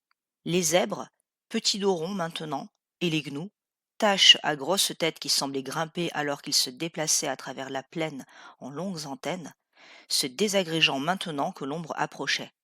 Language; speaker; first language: French; native; French